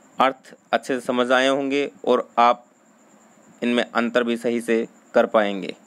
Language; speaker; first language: Hindi; native; Hindi